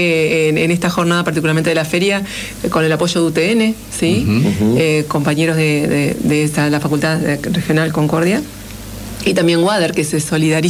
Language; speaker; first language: Spanish; native; Spanish